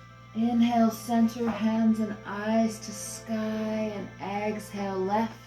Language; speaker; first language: English; native; English